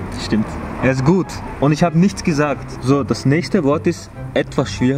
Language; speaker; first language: German; early bilingual, other home language; Turkish